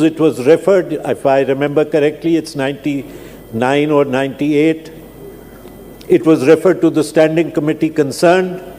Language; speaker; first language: English; non-native, local second language; Urdu